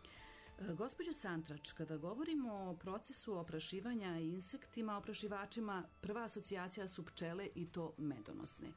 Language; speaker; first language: Serbian; native; Serbian